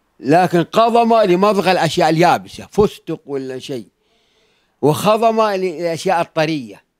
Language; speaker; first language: Arabic; native; Arabic